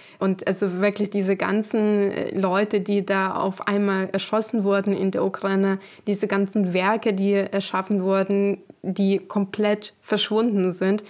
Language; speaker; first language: German; non-native, fluent; Ukrainian